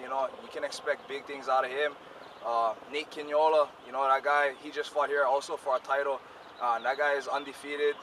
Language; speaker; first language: English; native; English